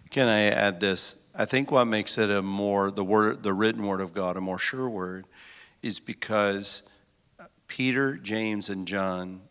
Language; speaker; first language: English; native; English